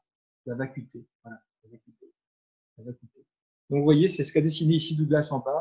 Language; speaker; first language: French; native; French